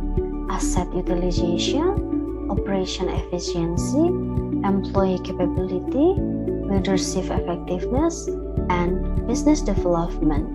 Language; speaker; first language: English; non-native, learner; Indonesian